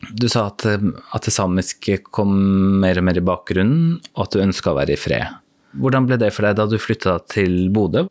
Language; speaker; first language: Norwegian; native; Norwegian